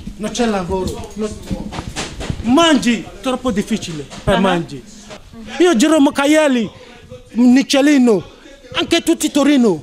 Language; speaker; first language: Italian; non-native, learner; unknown